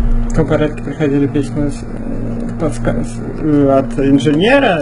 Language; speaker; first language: Russian; native; Russian